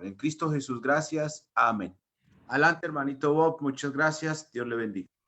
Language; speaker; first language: Spanish; native; Spanish